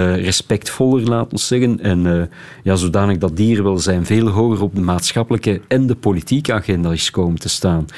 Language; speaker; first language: Dutch; native; Dutch